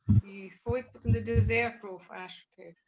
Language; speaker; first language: Portuguese; non-native, learner; English